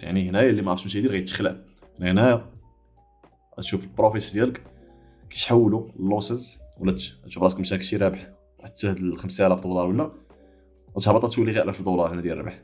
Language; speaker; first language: Arabic; native; Arabic